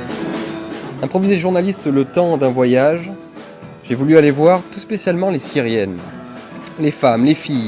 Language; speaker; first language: French; native; French